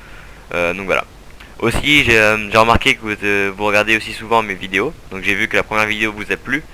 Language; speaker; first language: French; native; French